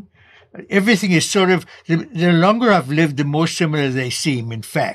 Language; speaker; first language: English; native; English